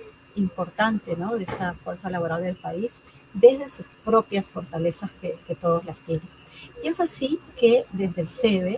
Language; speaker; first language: Spanish; native; Spanish